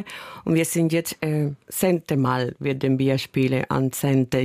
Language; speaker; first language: German; non-native, fluent; Spanish